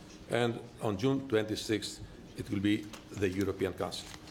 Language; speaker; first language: English; non-native, fluent; Greek